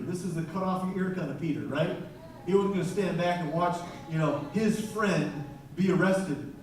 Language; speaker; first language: English; native; English